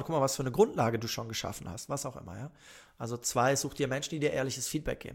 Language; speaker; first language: German; native; German